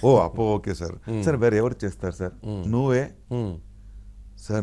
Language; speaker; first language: Telugu; non-native, learner; Tamil